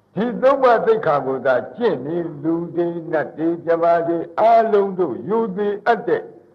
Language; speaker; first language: Burmese; native; Burmese